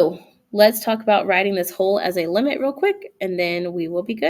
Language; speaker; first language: English; native; English